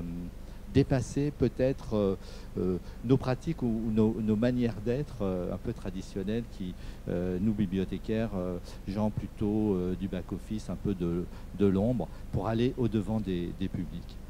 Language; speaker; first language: French; native; French